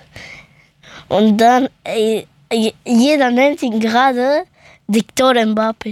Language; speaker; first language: German; early bilingual, other home language; Persian